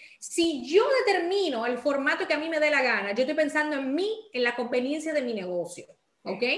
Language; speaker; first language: Spanish; native; Spanish